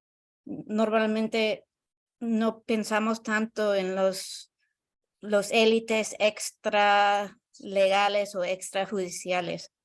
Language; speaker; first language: Spanish; non-native, learner; English